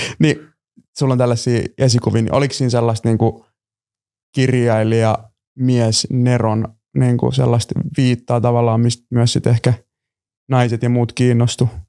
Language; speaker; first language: Finnish; native; Finnish